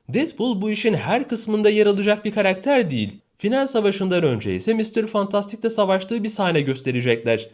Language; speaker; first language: Turkish; native; Turkish